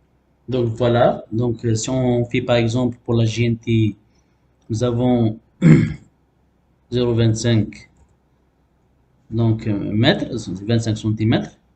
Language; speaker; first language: French; non-native, local second language; Arabic